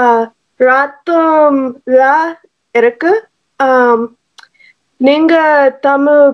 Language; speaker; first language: Tamil; non-native, learner; English